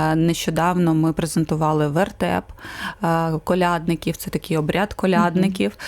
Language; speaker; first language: Ukrainian; native; Ukrainian